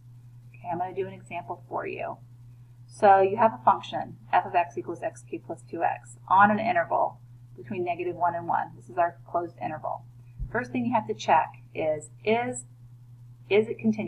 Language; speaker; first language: English; native; English